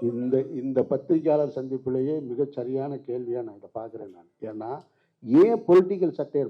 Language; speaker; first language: Tamil; native; Tamil